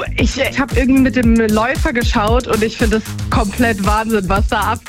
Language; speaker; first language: German; native; German